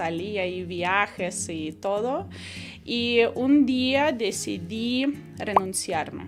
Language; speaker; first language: Spanish; non-native, fluent; Ukrainian